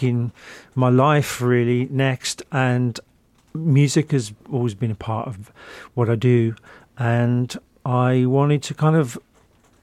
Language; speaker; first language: English; native; English